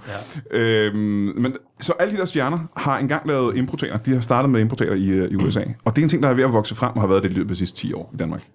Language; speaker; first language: Danish; native; Danish